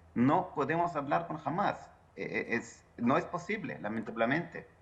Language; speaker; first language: Spanish; non-native, fluent; Hebrew